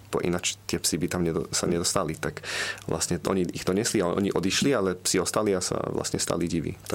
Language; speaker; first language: Slovak; early bilingual, heritage; Slovak